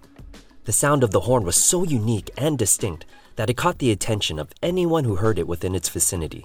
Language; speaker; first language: English; native; English